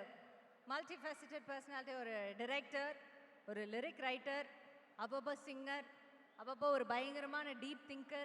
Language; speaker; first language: Tamil; native; Tamil